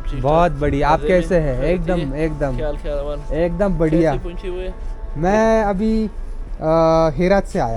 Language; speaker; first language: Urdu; non-native, local second language; Marathi